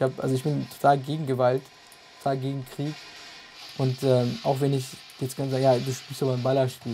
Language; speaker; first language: German; native; German